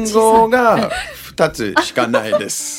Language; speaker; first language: Japanese; non-native, learner; English